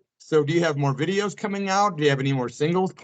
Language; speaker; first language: English; native; English